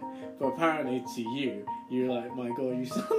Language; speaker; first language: English; native; English